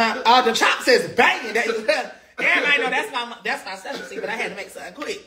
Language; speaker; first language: English; native; English